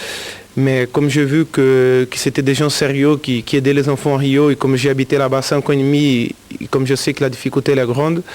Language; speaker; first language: French; non-native, fluent; Portuguese